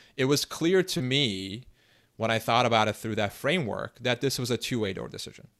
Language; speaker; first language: English; non-native, fluent; Turkish